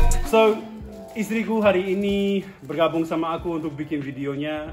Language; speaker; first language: Indonesian; non-native, fluent; English